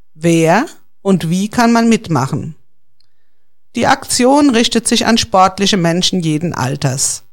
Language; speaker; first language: German; native; German